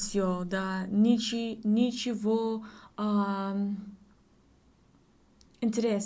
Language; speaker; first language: Russian; non-native, learner; English